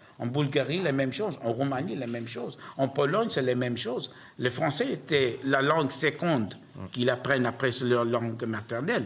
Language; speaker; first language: French; non-native, learner; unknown